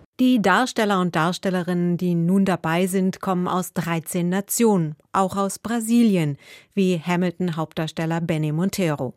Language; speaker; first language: German; native; German